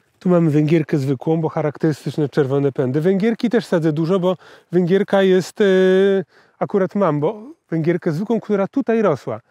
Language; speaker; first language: Polish; native; Polish